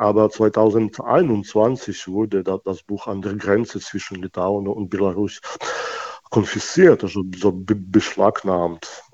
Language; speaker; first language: German; non-native, fluent; Russian